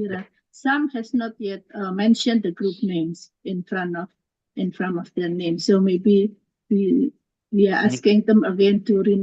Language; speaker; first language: English; non-native, learner; Indonesian